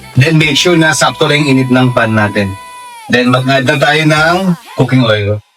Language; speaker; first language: Filipino; non-native, local second language; Pampanga